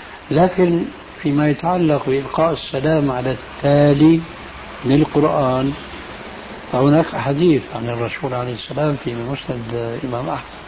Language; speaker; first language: Arabic; early bilingual, other home language; Albanian